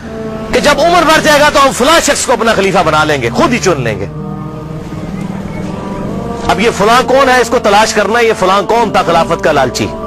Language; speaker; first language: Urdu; non-native, local second language; Punjabi